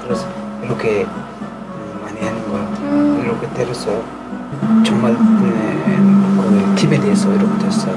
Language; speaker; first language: Korean; non-native, learner; Tibetan